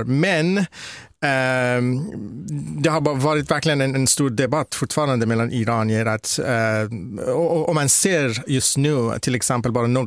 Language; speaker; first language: Swedish; non-native, fluent; Persian